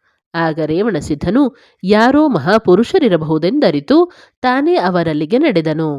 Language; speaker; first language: Kannada; native; Kannada